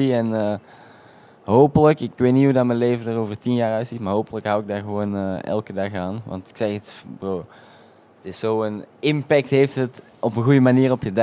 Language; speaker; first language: Dutch; native; Dutch